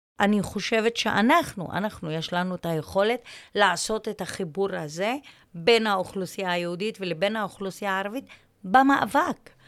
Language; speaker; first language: Hebrew; non-native, local second language; Arabic